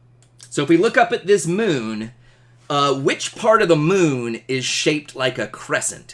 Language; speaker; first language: English; native; English